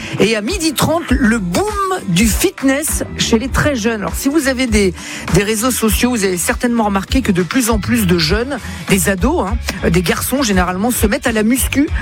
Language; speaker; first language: French; native; French